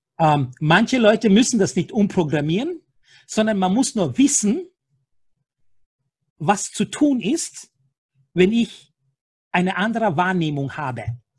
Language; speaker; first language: German; non-native, fluent; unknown